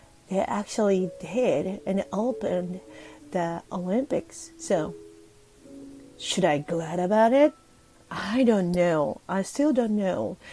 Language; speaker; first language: English; non-native, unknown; Japanese